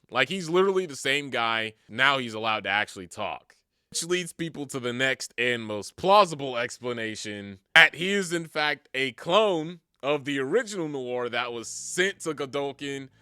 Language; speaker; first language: English; native; English